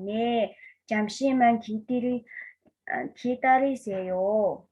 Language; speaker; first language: Korean; non-native, fluent; Mongolian